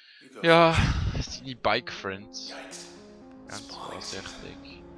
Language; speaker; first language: German; native; German